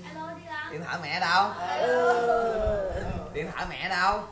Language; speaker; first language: Vietnamese; native; Vietnamese